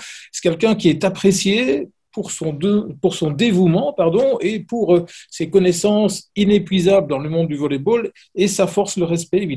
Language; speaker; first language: French; native; French